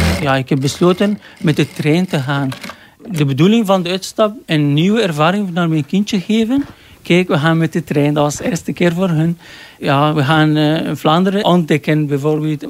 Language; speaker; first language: Dutch; non-native, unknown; Arabic